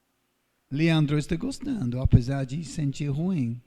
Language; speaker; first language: Portuguese; non-native, fluent; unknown